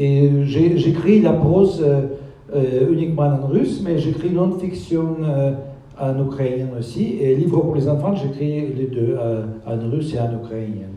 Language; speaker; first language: French; non-native, fluent; Russian